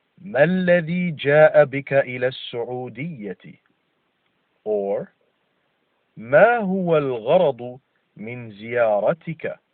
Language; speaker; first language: Arabic; non-native, fluent; English